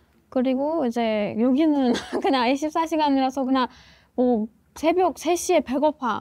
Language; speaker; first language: Korean; non-native, fluent; Persian